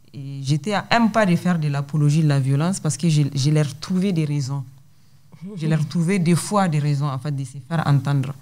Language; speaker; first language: French; non-native, local second language; Hausa